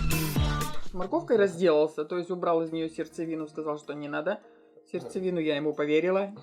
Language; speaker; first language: Russian; native; Russian